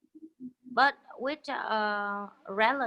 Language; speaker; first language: English; non-native, learner; Vietnamese